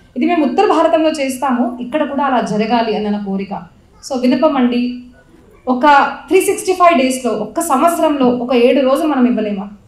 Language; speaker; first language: Telugu; non-native, local second language; Marathi